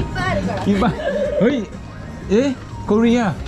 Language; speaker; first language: Japanese; non-native, learner; Thai